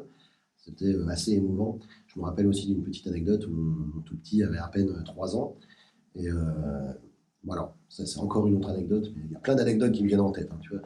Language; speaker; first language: French; native; French